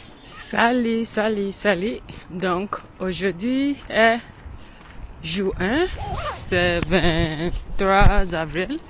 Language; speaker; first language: French; non-native, learner; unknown